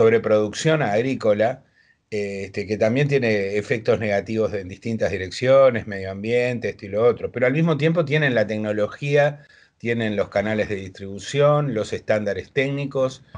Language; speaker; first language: Spanish; native; Spanish